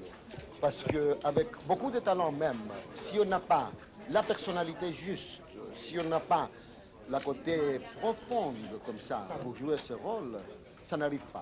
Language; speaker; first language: French; non-native, fluent; Greek